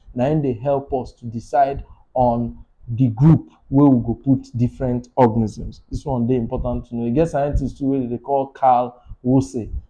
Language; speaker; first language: Nigerian Pidgin; native; Nigerian Pidgin